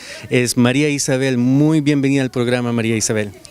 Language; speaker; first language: Spanish; native; Spanish